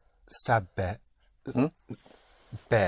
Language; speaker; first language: Spanish; non-native, learner; English